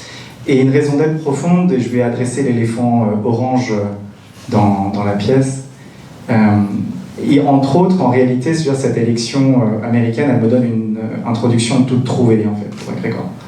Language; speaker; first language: French; native; French